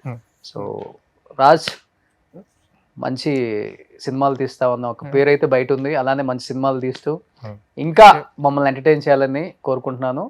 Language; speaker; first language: Telugu; native; Telugu